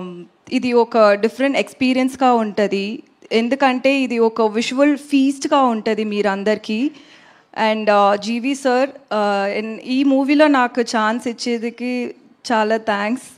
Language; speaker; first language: Telugu; non-native, learner; Tamil